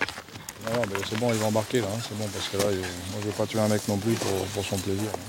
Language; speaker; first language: French; native; French